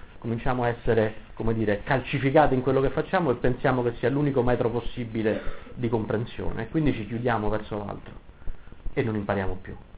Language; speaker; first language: Italian; native; Italian